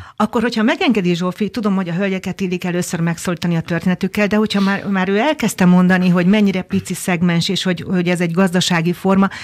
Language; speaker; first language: Hungarian; native; Hungarian